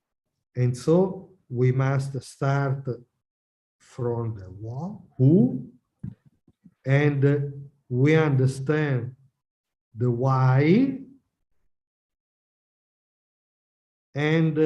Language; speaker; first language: English; non-native, learner; Italian